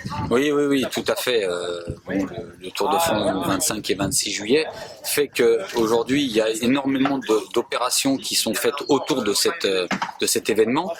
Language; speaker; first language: French; native; French